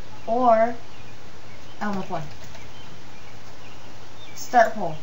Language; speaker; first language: English; native; English